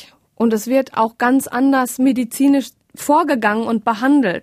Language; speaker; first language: German; native; German